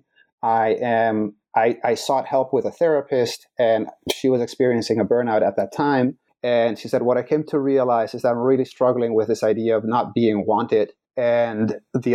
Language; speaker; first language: English; non-native, fluent; Dutch